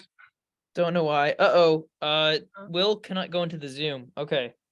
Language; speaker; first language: English; native; English